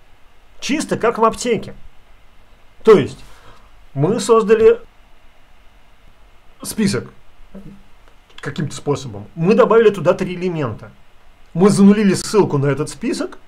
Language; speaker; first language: Russian; native; Russian